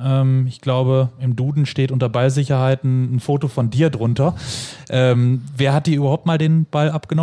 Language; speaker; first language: German; native; German